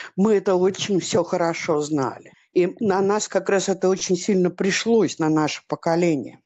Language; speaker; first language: Russian; native; Russian